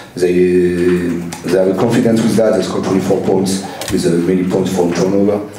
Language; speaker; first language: English; non-native, learner; French